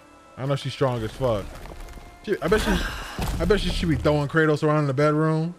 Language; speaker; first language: English; native; English